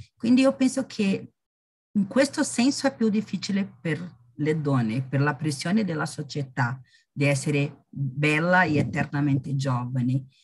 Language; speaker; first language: Italian; non-native, learner; Portuguese